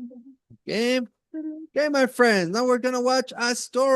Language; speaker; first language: English; non-native, fluent; Spanish